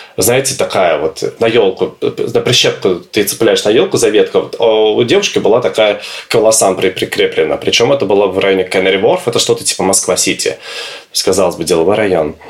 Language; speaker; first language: Russian; native; Russian